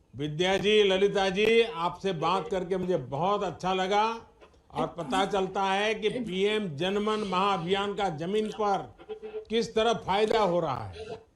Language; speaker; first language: Hindi; non-native, local second language; Gujarati